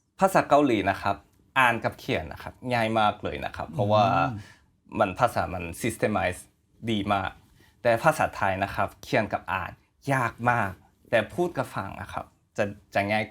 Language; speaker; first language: Thai; early bilingual, other home language; Korean